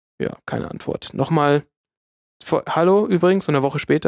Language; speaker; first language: German; native; German